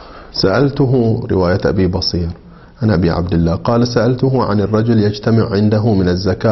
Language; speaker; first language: Arabic; native; Arabic